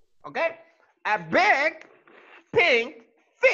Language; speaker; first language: English; non-native, fluent; Spanish